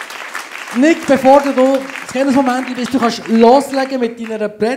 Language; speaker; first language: German; native; German